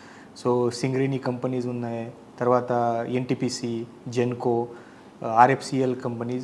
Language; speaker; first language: Telugu; non-native, learner; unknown